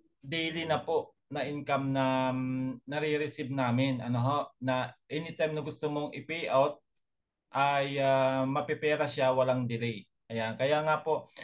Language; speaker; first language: Filipino; non-native, local second language; Pangasinan